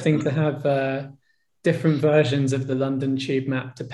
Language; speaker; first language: English; native; English